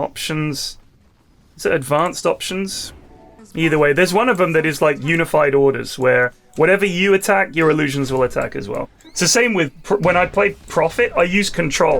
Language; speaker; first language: English; native; English